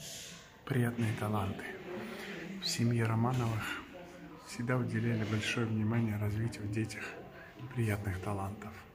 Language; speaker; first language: Russian; native; Russian